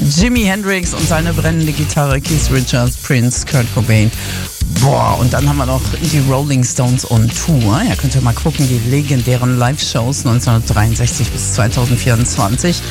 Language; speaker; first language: German; native; German